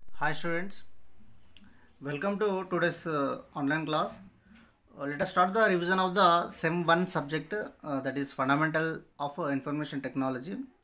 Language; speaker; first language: English; non-native, local second language; Telugu